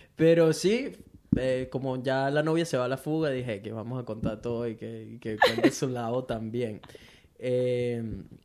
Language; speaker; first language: Spanish; native; Spanish